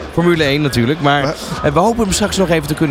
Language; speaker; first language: Dutch; native; Dutch